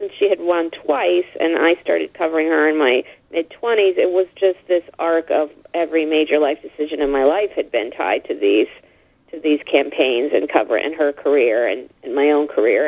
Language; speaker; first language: English; native; English